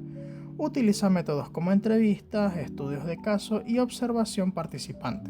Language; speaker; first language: Spanish; native; Spanish